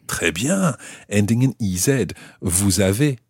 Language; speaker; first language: French; non-native, fluent; English